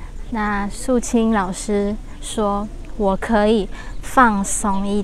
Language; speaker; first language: Chinese; non-native, learner; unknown